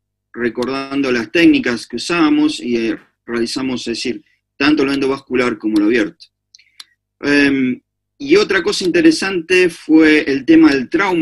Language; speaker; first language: Spanish; native; Spanish